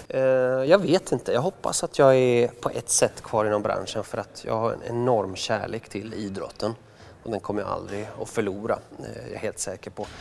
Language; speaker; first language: Swedish; early bilingual, other home language; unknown